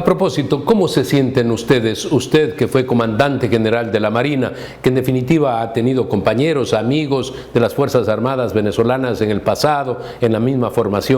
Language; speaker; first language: Spanish; native; Spanish